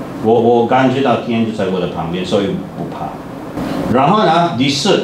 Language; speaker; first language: Chinese; non-native, fluent; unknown